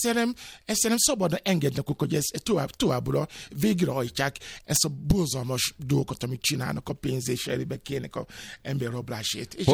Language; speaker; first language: Hungarian; non-native, fluent; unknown